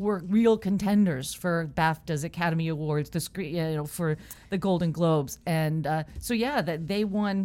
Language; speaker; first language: English; native; English